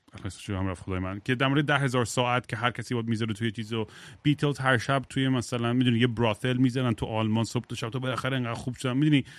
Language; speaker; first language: Persian; native; Persian